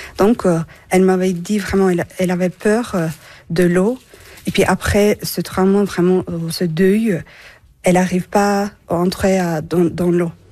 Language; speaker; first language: French; non-native, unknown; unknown